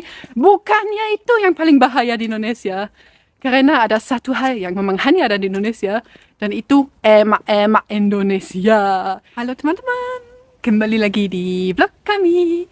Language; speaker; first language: Indonesian; non-native, fluent; German